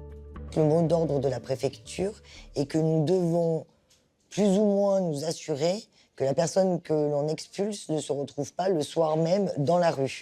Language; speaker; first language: French; native; French